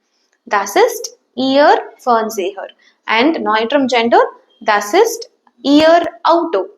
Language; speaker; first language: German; non-native, fluent; Tamil